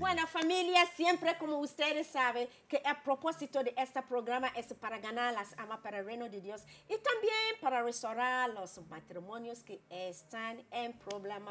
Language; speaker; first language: Spanish; non-native, learner; English